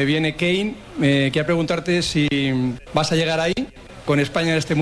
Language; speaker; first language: Spanish; native; Spanish